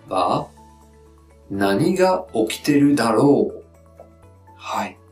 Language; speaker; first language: Japanese; non-native, fluent; French